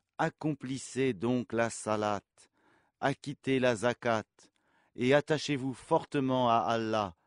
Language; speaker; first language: French; native; French